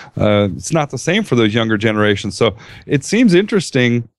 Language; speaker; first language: English; native; English